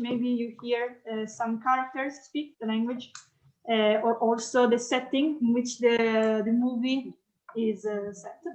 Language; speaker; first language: English; non-native, fluent; Italian